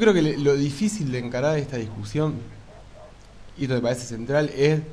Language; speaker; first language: Spanish; native; Spanish